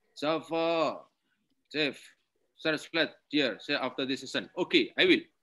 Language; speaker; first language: English; non-native, learner; Indonesian